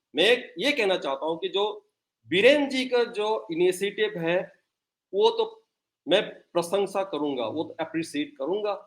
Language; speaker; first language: Hindi; non-native, local second language; Manipuri